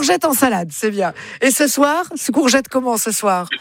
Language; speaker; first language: French; native; French